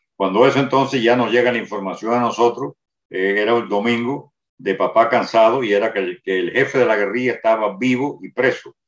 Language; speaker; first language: Spanish; native; Spanish